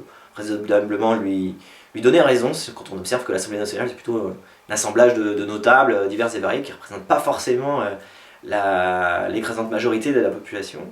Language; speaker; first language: French; native; French